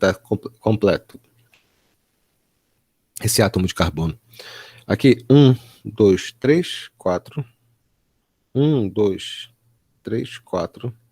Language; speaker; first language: Portuguese; native; Portuguese